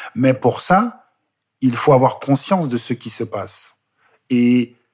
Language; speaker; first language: French; native; French